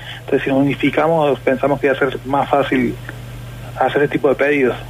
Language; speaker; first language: Spanish; native; Spanish